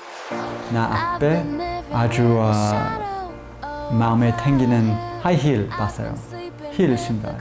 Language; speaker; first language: Korean; non-native, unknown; English